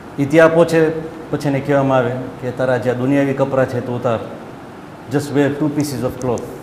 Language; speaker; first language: Gujarati; early bilingual, heritage; Gujarati